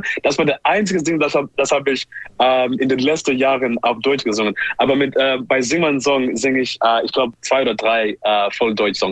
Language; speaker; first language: German; non-native, learner; English